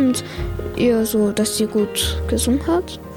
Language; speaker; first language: German; non-native, learner; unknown